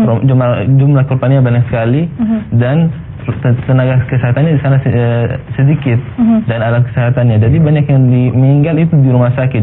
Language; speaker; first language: Indonesian; non-native, fluent; Arabic